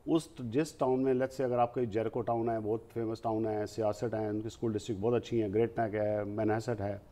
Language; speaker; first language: Hindi; native; Hindi